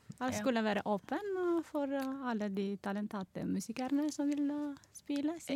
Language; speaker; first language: Norwegian; non-native, learner; Romanian